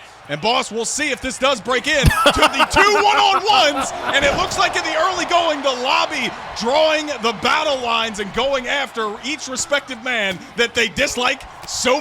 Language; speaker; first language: English; native; English